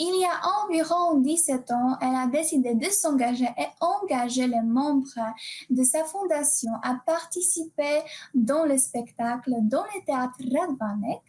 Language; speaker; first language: French; non-native, learner; Polish